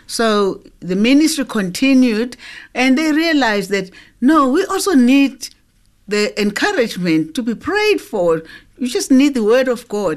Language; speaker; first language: English; non-native, local second language; Zulu